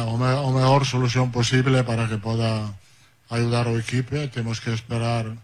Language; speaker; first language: Portuguese; non-native, learner; Italian